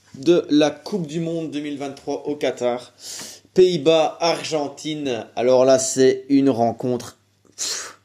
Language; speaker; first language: French; native; French